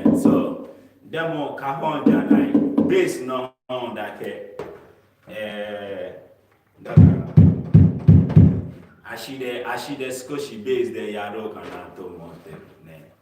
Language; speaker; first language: Japanese; non-native, learner; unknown